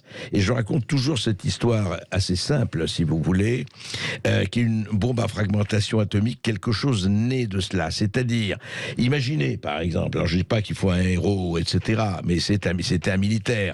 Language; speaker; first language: French; native; French